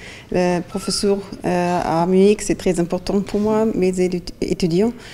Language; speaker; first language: French; non-native, learner; German